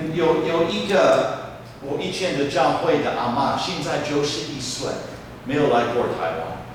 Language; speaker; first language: Chinese; non-native, fluent; English